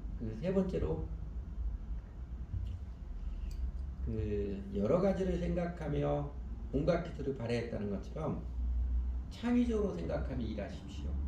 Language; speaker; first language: Korean; native; Korean